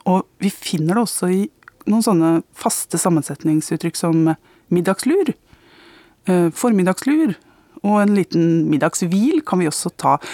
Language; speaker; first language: Norwegian; native; Norwegian